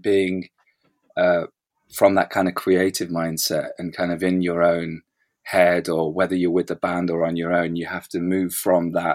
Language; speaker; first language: English; native; English